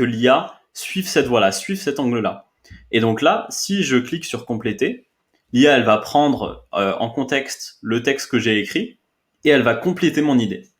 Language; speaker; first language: French; native; French